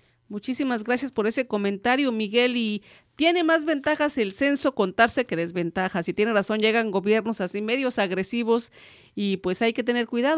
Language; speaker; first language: Spanish; native; Spanish